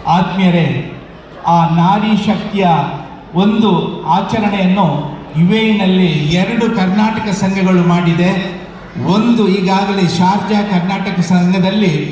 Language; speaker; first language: Kannada; native; Kannada